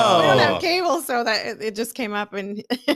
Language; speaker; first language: English; native; English